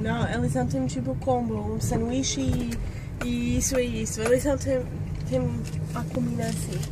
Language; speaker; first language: Portuguese; non-native, fluent; English